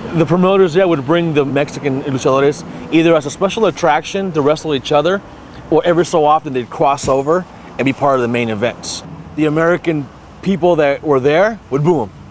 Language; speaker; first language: English; early bilingual, other home language; Spanish